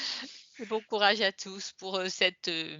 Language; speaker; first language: French; native; French